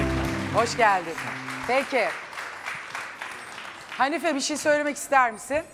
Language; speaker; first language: Turkish; native; Turkish